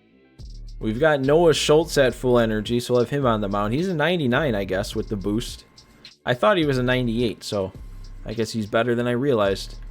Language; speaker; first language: English; native; English